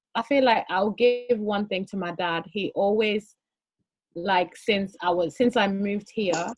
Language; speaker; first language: English; early bilingual, other home language; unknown